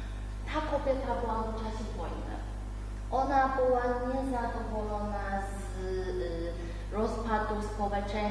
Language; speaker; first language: Polish; non-native, learner; Chinese